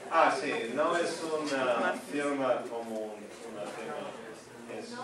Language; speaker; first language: Spanish; non-native, fluent; English